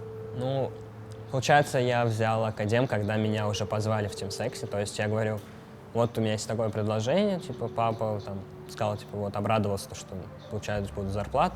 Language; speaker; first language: Russian; native; Russian